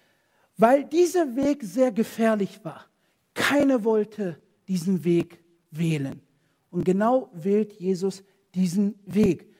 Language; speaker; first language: German; non-native, fluent; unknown